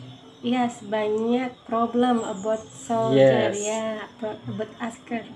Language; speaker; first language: English; non-native, learner; Indonesian